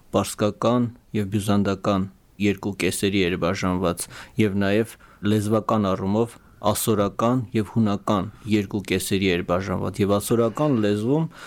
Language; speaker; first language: Armenian; native; Armenian